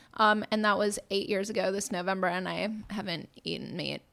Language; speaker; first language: English; native; English